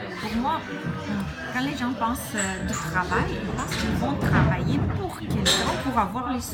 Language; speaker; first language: French; non-native, fluent; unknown